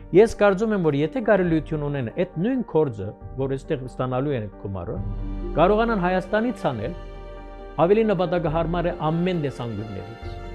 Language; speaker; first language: Armenian; early bilingual, heritage; Armenian